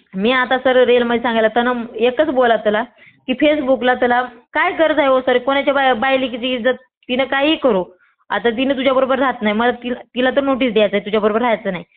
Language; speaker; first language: Marathi; native; Marathi